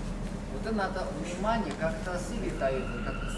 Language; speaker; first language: Russian; non-native, learner; Chinese